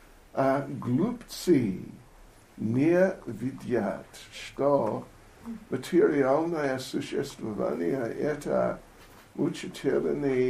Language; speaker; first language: Russian; non-native, fluent; English